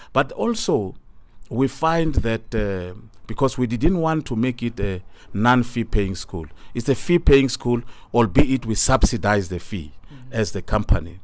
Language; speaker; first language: English; non-native, local second language; Tsonga